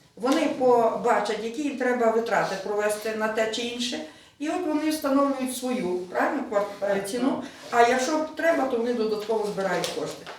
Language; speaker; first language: Ukrainian; native; Ukrainian